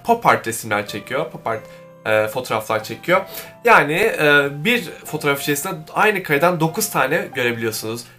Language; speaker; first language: Turkish; native; Turkish